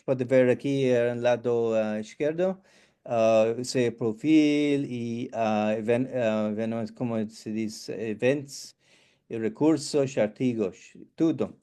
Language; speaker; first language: Portuguese; non-native, fluent; English